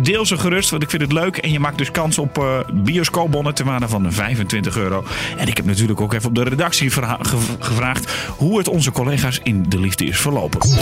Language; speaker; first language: Dutch; native; Dutch